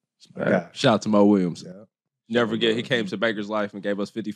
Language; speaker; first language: English; native; English